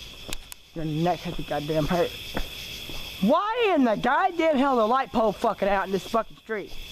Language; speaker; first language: English; native; English